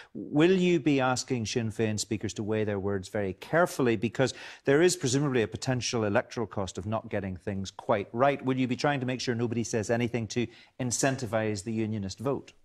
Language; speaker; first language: English; native; English